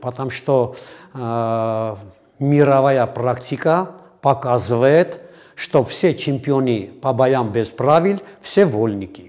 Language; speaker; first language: Russian; non-native, fluent; Armenian